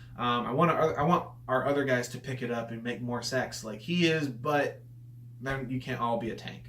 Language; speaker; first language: English; native; English